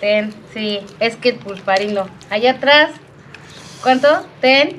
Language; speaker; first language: Spanish; native; Spanish